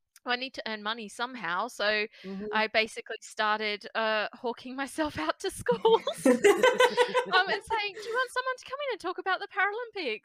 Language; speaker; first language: English; native; English